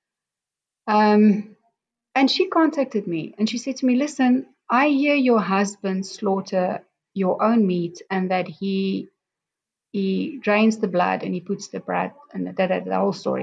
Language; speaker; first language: English; non-native, local second language; Afrikaans